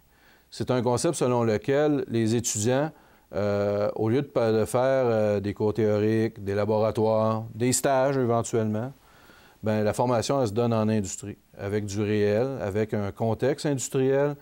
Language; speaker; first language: French; native; French